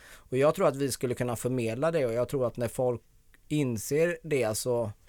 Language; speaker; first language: Swedish; native; Swedish